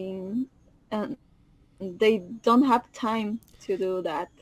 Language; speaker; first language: English; non-native, learner; Spanish